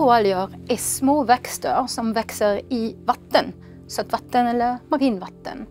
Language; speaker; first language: Swedish; non-native, fluent; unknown